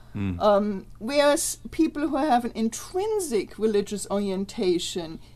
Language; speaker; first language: English; non-native, fluent; German